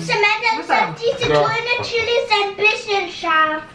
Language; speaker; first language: German; early bilingual, other home language; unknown